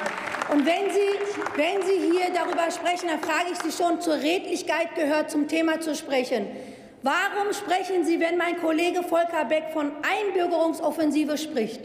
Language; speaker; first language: German; early bilingual, other home language; Turkish